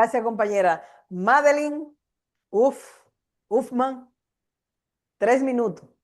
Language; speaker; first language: Spanish; native; Spanish